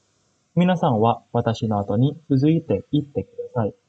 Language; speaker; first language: Japanese; non-native, fluent; Indonesian